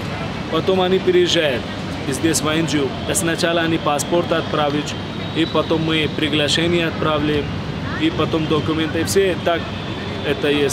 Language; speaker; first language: Russian; non-native, learner; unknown